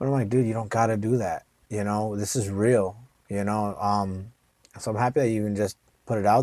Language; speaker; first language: English; native; English